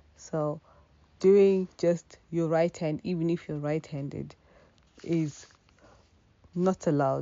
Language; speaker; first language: English; non-native, local second language; Shona